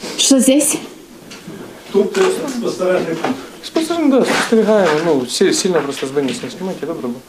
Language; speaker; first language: Russian; native; Russian